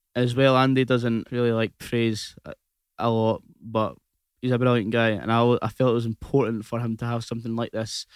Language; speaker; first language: English; native; English